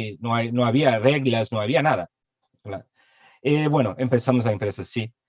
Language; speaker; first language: Spanish; non-native, fluent; Portuguese